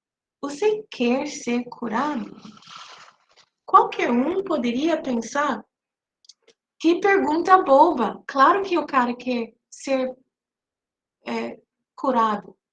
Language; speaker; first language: Portuguese; non-native, fluent; English